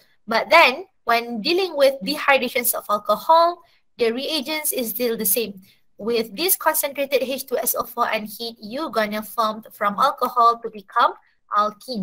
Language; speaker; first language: English; non-native, local second language; Malay